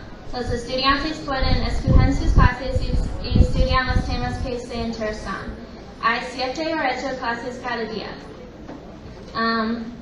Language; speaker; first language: Spanish; non-native, learner; English